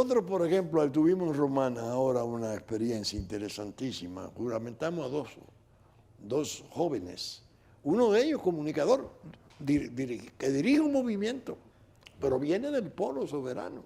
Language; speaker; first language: Spanish; native; Spanish